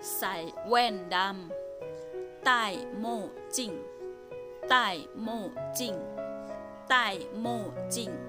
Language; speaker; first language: Chinese; non-native, fluent; Thai